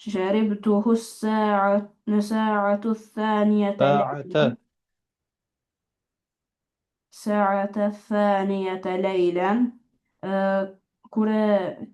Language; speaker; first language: Arabic; non-native, learner; Albanian